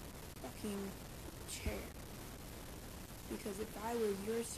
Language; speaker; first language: English; native; English